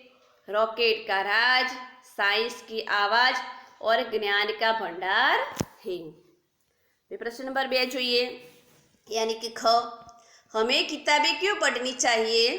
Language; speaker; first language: Hindi; non-native, local second language; Gujarati